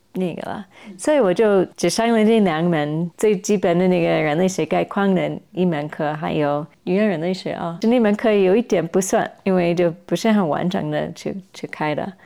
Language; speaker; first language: Chinese; non-native, fluent; English